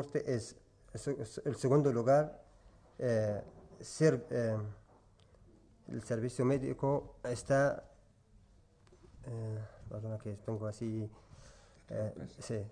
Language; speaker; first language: Spanish; non-native, learner; Kurdish